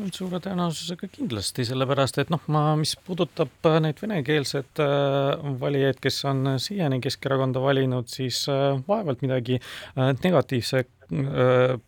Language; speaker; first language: Estonian; non-native, local second language; Russian